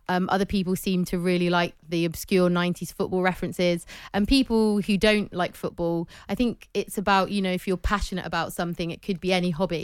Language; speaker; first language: English; native; English